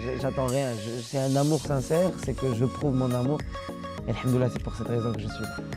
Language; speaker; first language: French; non-native, local second language; Arabic